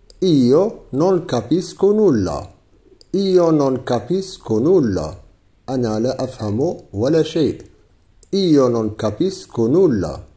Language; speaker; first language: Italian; non-native, fluent; Arabic